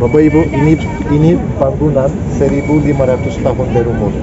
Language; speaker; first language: Indonesian; non-native, learner; Turkish